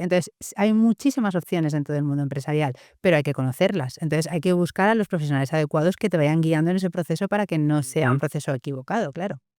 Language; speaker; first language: Spanish; native; Spanish